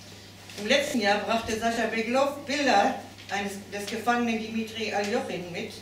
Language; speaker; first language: German; native; German